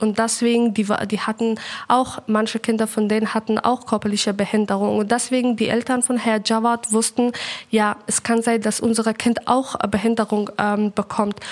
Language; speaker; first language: German; non-native, learner; Persian